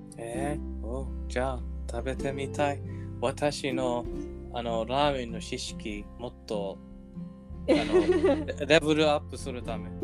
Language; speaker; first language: Japanese; non-native, learner; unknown